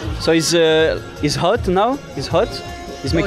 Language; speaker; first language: English; non-native, learner; French